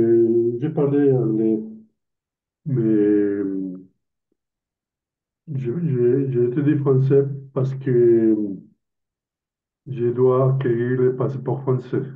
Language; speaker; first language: French; non-native, learner; Spanish